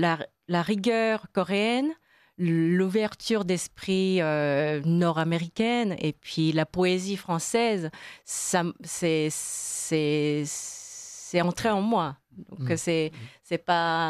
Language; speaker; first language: French; non-native, fluent; Korean